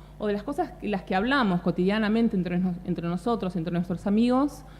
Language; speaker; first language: Spanish; native; Spanish